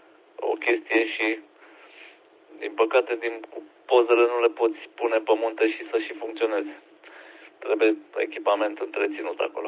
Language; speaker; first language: Romanian; native; Romanian